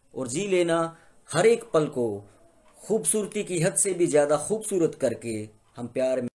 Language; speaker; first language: Hindi; native; Hindi